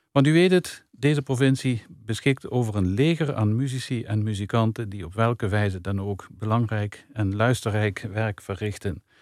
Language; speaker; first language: Dutch; native; Dutch